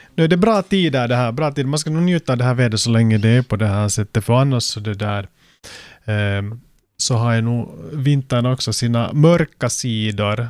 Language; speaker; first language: Swedish; native; Swedish